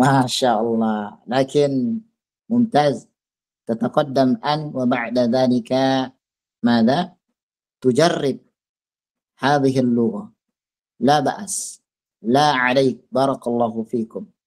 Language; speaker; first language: Arabic; non-native, fluent; Indonesian